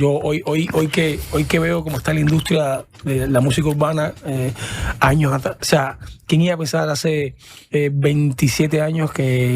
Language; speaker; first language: Spanish; native; Spanish